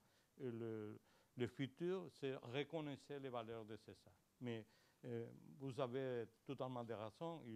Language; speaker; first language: French; non-native, learner; Spanish